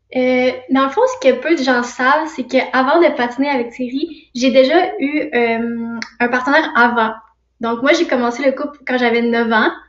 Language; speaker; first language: French; native; French